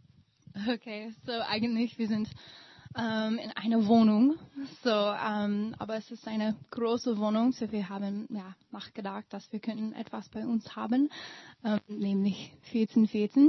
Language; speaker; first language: German; non-native, learner; English